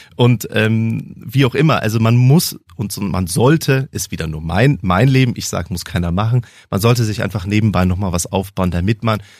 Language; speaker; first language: German; early bilingual, heritage; German